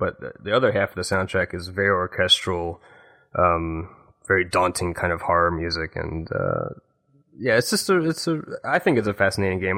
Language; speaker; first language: English; native; English